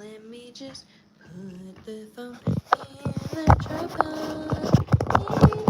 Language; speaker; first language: English; native; English